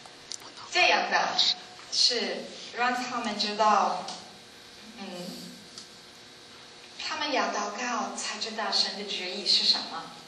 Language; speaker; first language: Chinese; non-native, learner; English